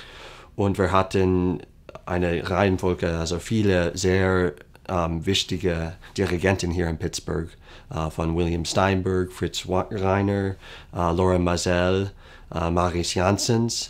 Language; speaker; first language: German; non-native, fluent; English